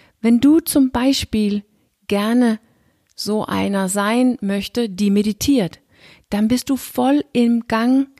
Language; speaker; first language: German; non-native, fluent; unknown